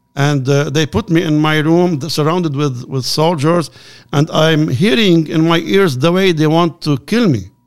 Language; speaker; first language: English; non-native, learner; Arabic